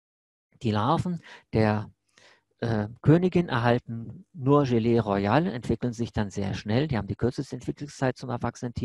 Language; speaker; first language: German; native; German